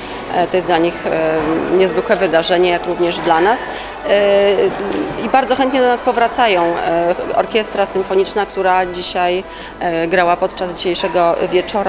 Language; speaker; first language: Polish; native; Polish